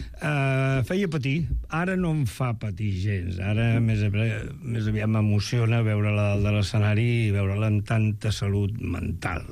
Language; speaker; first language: Catalan; non-native, local second language; Spanish